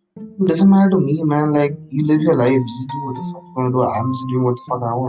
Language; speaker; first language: English; non-native, local second language; Malayalam